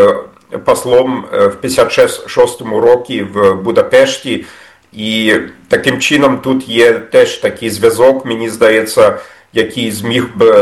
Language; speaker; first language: Ukrainian; non-native, fluent; German